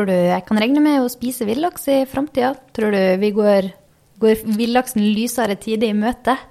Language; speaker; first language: Norwegian; native; Norwegian